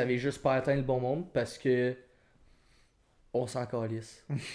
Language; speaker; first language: French; native; French